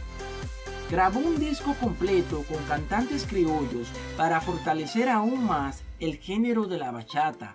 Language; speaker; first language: Spanish; native; Spanish